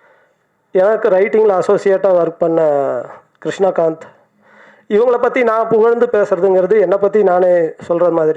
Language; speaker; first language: Tamil; native; Tamil